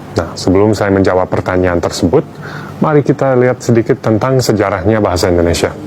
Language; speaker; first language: Indonesian; non-native, fluent; English